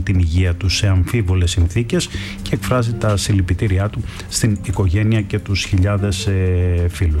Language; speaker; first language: Greek; native; Greek